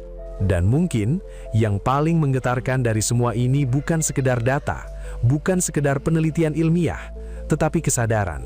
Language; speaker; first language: Indonesian; native; Indonesian